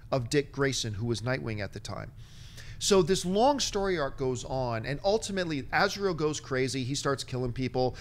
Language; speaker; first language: English; native; English